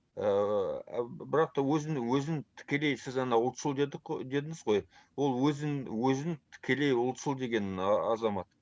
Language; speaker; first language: Kazakh; early bilingual, heritage; Kazakh